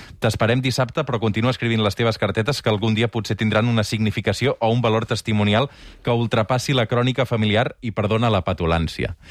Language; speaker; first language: Catalan; native; Catalan